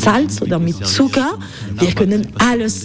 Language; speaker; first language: German; non-native, learner; French